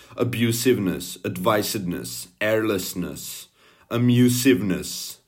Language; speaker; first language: English; non-native, fluent; Czech